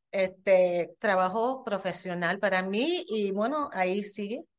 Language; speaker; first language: Spanish; early bilingual, heritage; Spanish